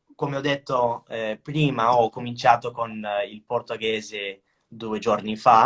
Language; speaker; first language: Italian; non-native, fluent; English